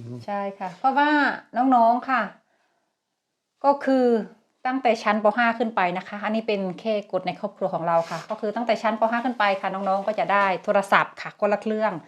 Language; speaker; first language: Thai; native; Thai